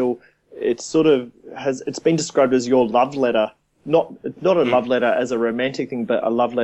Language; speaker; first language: English; native; English